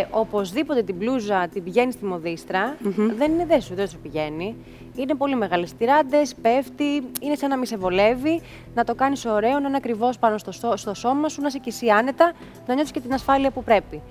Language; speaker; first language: Greek; native; Greek